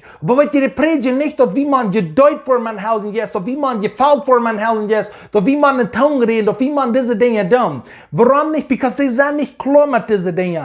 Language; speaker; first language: German; non-native, learner; English